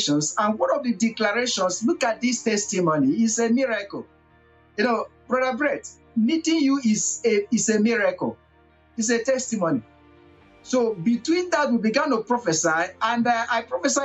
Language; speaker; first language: English; non-native, local second language; Igbo